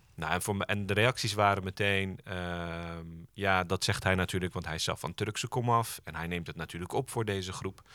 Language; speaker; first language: Dutch; early bilingual, other home language; Turkish